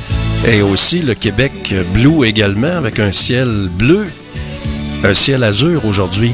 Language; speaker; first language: French; native; French